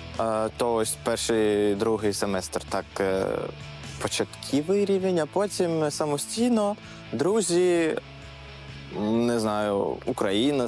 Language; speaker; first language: Ukrainian; non-native, fluent; Uzbek